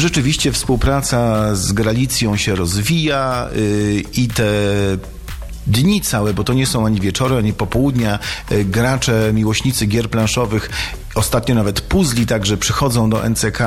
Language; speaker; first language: Polish; native; Polish